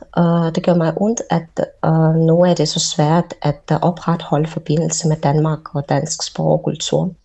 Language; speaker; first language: Danish; non-native, fluent; Russian